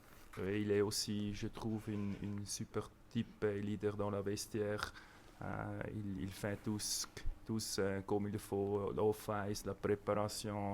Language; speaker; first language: French; non-native, local second language; German